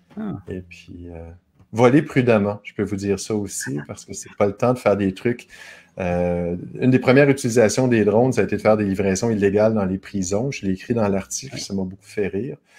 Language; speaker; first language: French; native; French